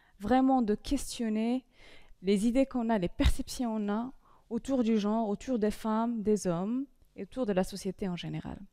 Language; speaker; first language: French; non-native, local second language; Arabic